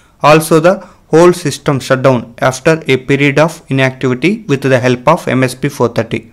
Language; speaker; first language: English; non-native, local second language; Telugu